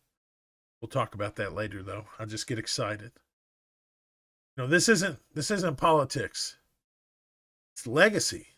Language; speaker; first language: English; native; English